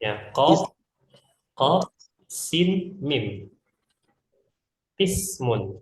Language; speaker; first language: Arabic; non-native, fluent; Indonesian